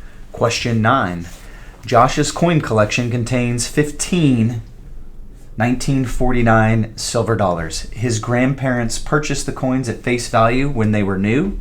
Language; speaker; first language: English; native; English